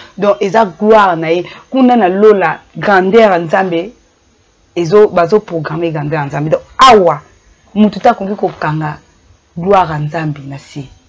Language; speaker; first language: Lingala; native; Lingala